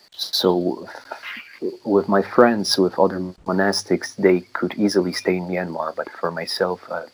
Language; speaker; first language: English; non-native, fluent; Polish